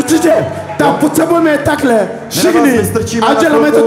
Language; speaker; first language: Czech; non-native, learner; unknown